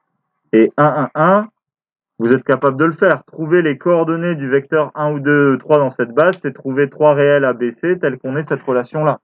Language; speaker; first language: French; native; French